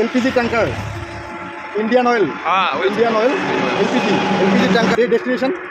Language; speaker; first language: English; non-native, learner; Bangla